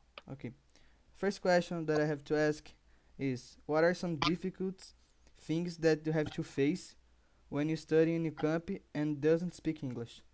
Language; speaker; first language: English; non-native, learner; Portuguese